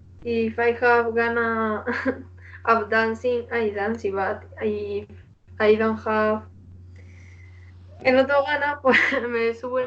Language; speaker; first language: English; non-native, learner; Spanish